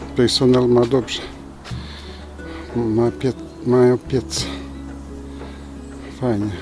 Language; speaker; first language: Polish; non-native, fluent; Turkish